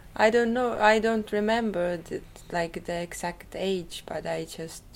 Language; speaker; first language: English; non-native, fluent; Estonian